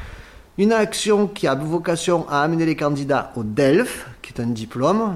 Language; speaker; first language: French; native; French